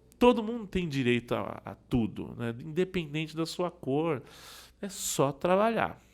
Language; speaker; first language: Portuguese; native; Portuguese